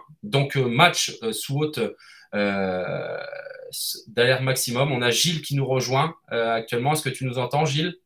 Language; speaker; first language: French; native; French